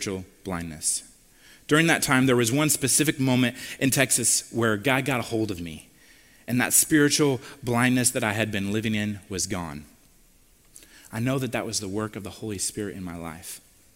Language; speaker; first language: English; native; English